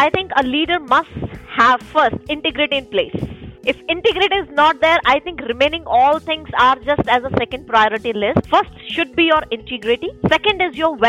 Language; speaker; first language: English; non-native, local second language; Hindi